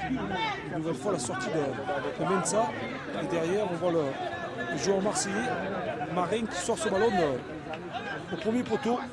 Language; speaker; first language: French; native; French